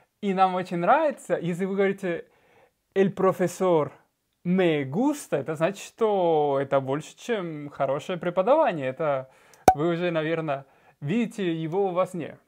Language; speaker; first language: Russian; non-native, fluent; Spanish